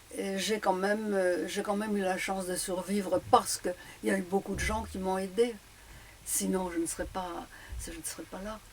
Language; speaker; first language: French; early bilingual, other home language; Polish